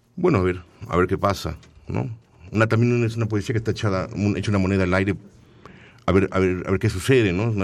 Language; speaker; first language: Spanish; native; Spanish